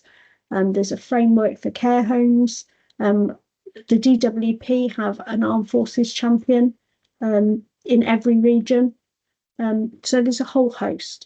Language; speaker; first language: English; native; English